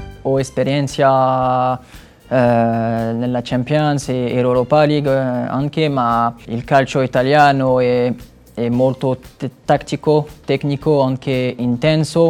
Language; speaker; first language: Italian; non-native, learner; French